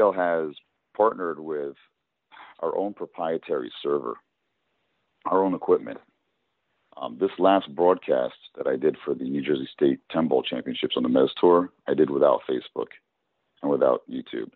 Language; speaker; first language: English; native; English